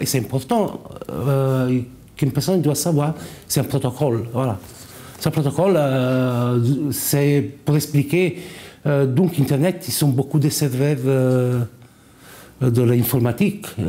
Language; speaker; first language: French; non-native, learner; Italian